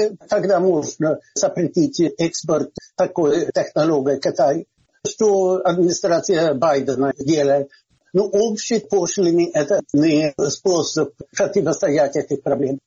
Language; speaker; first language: Russian; non-native, fluent; Swedish